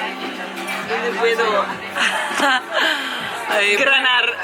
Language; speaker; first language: Spanish; non-native, learner; Serbian